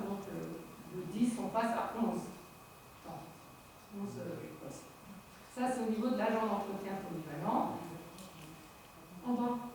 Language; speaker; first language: French; native; French